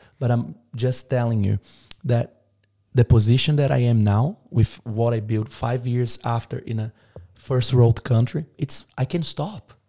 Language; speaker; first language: English; non-native, fluent; Portuguese